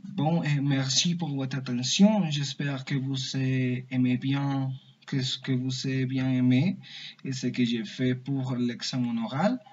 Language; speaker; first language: French; non-native, learner; Spanish